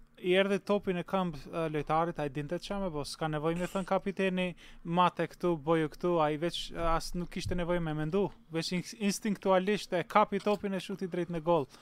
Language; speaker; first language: Albanian; native; Albanian